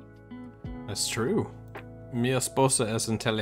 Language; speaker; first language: Spanish; non-native, learner; English